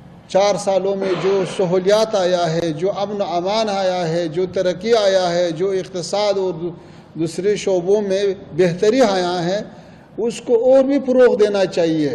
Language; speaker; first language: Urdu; non-native, fluent; Pashto